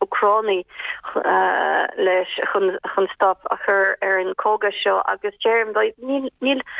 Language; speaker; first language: Irish; non-native, fluent; Ukrainian